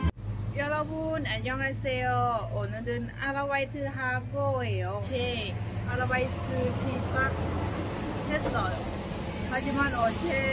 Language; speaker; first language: Korean; non-native, learner; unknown